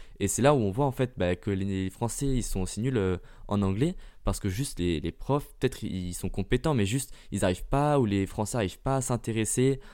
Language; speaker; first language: French; early bilingual, heritage; French